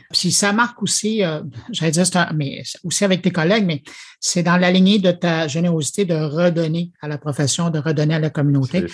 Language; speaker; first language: French; native; French